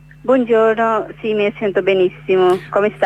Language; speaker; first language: Italian; non-native, learner; Bangla